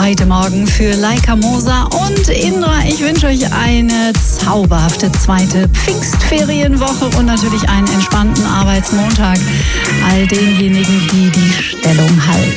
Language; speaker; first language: German; native; German